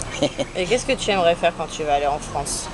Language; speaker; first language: French; native; French